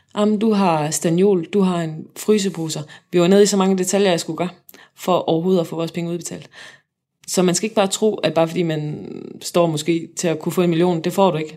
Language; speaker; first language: Danish; native; Danish